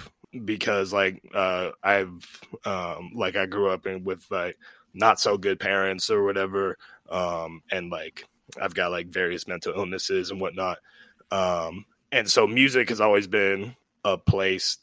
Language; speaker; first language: English; native; English